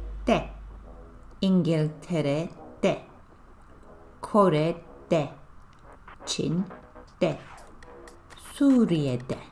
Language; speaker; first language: Turkish; non-native, fluent; English